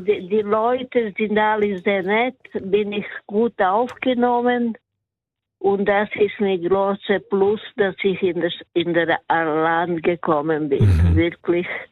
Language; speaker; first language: German; non-native, learner; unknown